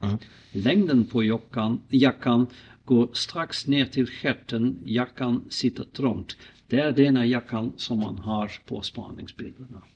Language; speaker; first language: Swedish; native; Swedish